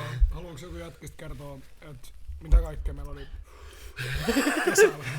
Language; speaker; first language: Finnish; native; Finnish